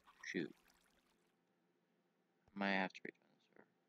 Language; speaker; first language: English; native; English